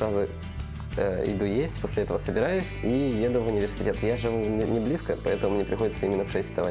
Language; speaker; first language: Russian; native; Russian